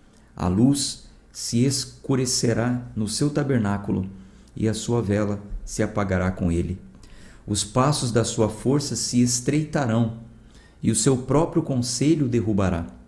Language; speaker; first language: Portuguese; native; Portuguese